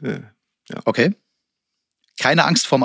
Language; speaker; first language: German; native; German